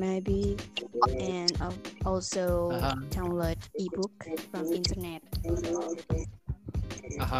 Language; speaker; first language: English; non-native, learner; Indonesian